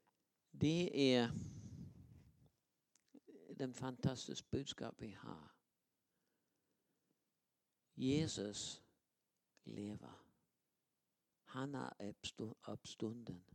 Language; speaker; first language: Swedish; non-native, fluent; English